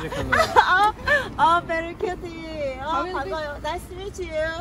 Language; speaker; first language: English; non-native, learner; Korean